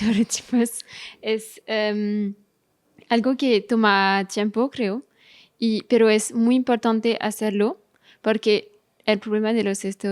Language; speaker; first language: Spanish; non-native, fluent; French